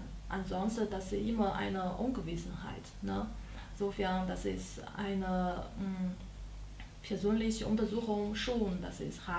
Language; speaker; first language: German; non-native, learner; Chinese